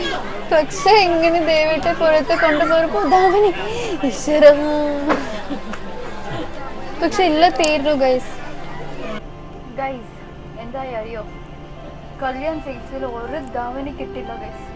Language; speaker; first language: Malayalam; early bilingual, heritage; Malayalam